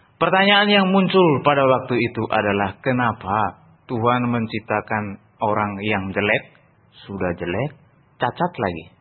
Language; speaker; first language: Indonesian; non-native, local second language; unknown